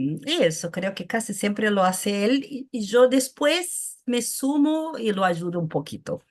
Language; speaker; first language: Spanish; non-native, fluent; Portuguese